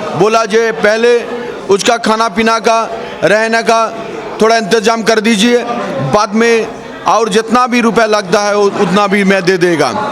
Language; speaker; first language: Hindi; non-native, local second language; Bangla